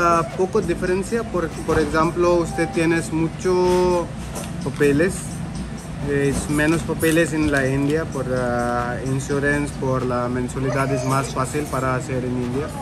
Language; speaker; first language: Spanish; non-native, learner; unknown